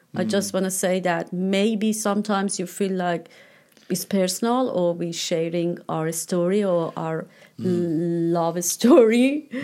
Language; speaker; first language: English; non-native, fluent; Persian